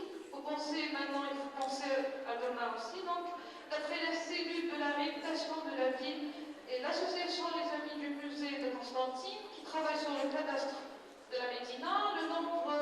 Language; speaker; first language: French; non-native, local second language; Arabic